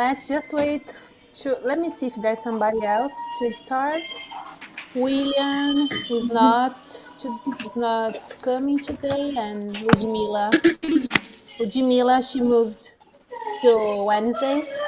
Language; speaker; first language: English; non-native, fluent; Portuguese